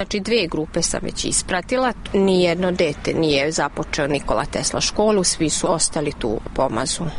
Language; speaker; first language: Serbian; non-native, local second language; Hungarian